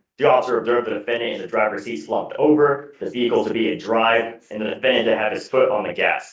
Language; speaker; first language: English; native; English